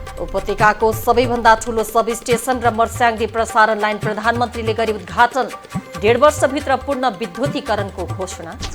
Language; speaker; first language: Nepali; native; Nepali